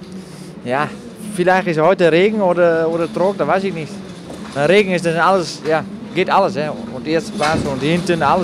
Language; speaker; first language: German; non-native, learner; Dutch